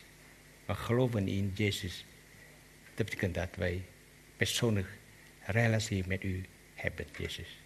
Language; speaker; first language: Dutch; non-native, learner; Vietnamese